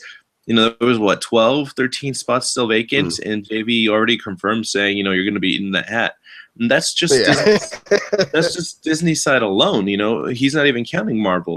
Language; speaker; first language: English; native; English